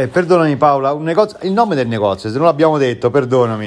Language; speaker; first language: Italian; native; Italian